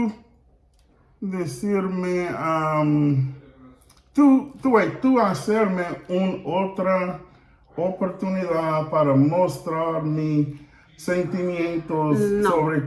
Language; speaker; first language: Spanish; non-native, learner; English